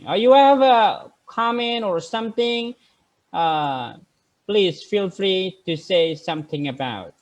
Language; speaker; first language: English; non-native, fluent; Indonesian